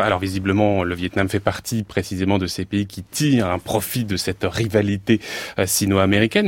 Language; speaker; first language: French; native; French